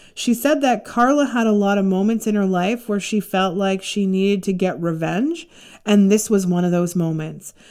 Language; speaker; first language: English; native; English